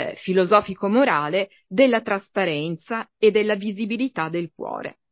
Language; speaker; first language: Italian; native; Italian